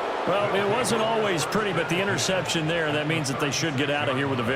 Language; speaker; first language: English; native; English